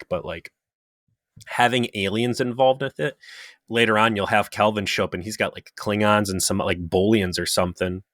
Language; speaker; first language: English; native; English